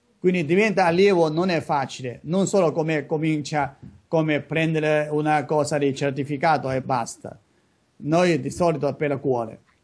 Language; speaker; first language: Italian; non-native, learner; Chinese